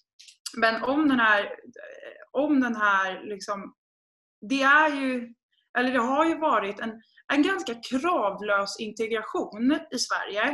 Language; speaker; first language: Swedish; native; Swedish